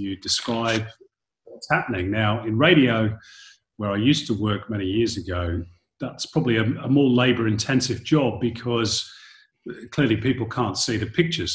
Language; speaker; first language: English; native; English